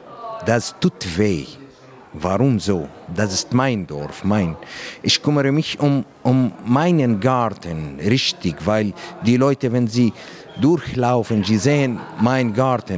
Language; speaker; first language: German; non-native, learner; Arabic